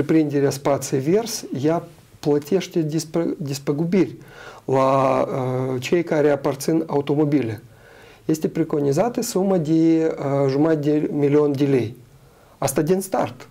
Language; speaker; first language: Romanian; non-native, local second language; Russian